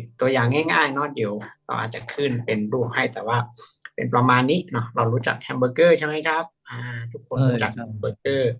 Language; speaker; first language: Thai; native; Thai